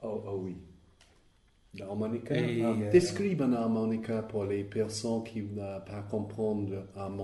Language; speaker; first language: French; non-native, learner; English